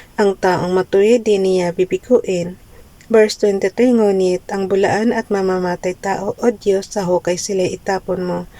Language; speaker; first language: Filipino; non-native, local second language; Cebuano